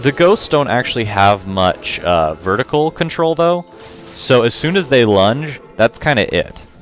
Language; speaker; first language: English; native; English